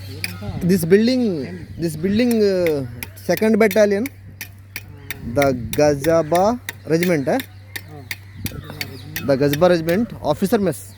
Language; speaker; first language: English; non-native, learner; Telugu